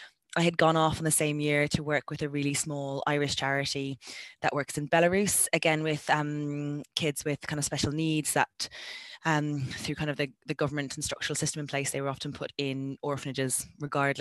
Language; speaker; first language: English; native; English